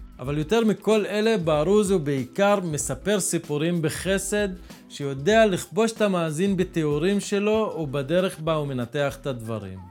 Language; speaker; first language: Hebrew; native; Hebrew